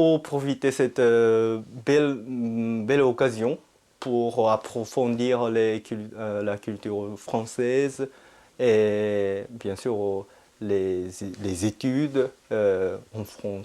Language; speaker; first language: French; non-native, fluent; Japanese